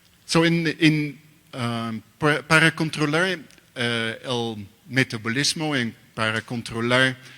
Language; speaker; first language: Spanish; non-native, learner; Dutch